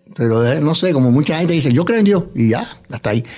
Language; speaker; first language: Spanish; native; Spanish